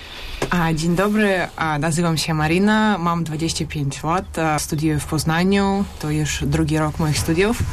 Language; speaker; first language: Polish; non-native, learner; Russian